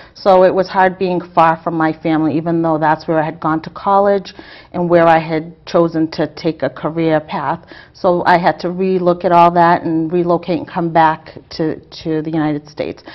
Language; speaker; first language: English; native; English